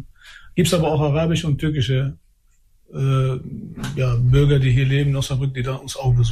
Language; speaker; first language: German; early bilingual, other home language; Albanian